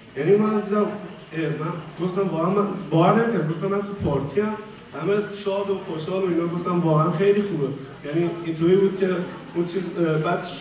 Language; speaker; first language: Persian; native; Persian